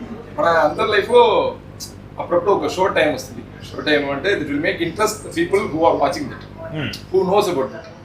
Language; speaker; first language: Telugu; non-native, fluent; Tamil